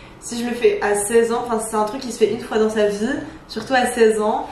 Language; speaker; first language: French; non-native, local second language; Arabic